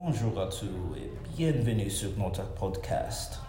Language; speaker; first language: French; non-native, learner; English